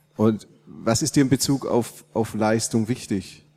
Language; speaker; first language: German; non-native, fluent; Korean